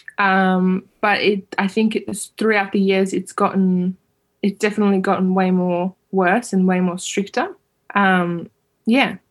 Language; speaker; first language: English; early bilingual, other home language; Uyghur